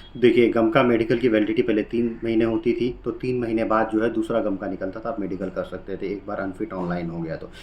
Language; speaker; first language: Hindi; native; Hindi